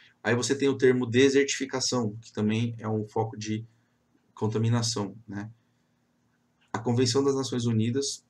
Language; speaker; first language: Portuguese; native; Portuguese